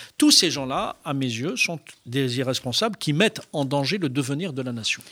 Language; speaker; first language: French; non-native, local second language; Arabic